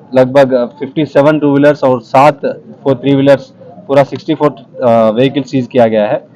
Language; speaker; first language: Hindi; non-native, local second language; Telugu